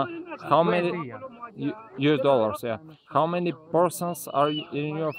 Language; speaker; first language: English; non-native, learner; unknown